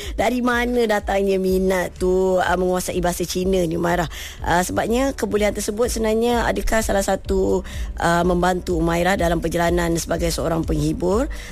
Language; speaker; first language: Malay; native; Malay